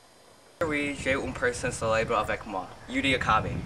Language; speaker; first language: French; non-native, learner; English